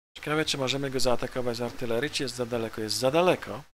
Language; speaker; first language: Polish; native; Polish